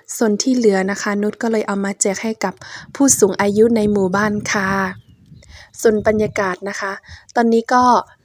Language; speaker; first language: Thai; non-native, local second language; Shan